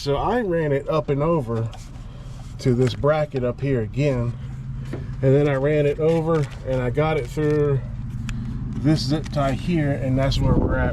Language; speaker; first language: English; native; English